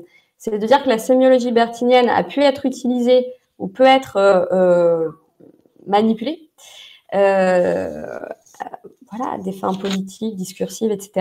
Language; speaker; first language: French; native; French